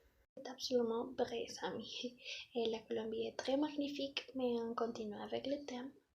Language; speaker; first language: French; non-native, learner; Spanish